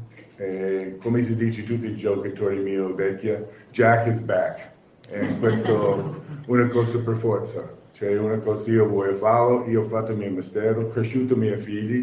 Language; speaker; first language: Italian; non-native, learner; English